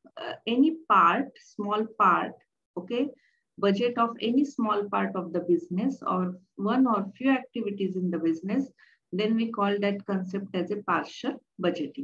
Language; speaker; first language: English; non-native, local second language; Marathi